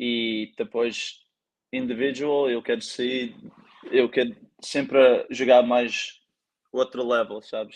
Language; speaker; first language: Portuguese; early bilingual, heritage; Portuguese